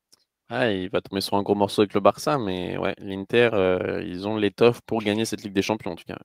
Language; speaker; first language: French; native; French